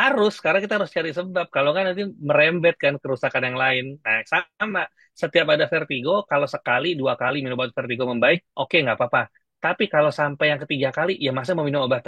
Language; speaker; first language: Indonesian; native; Indonesian